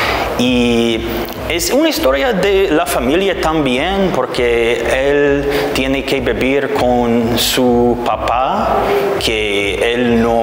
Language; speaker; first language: Spanish; non-native, learner; English